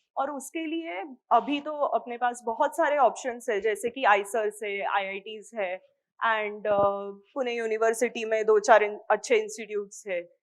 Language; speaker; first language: Hindi; non-native, local second language; Marathi